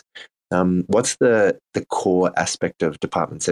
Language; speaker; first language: English; native; English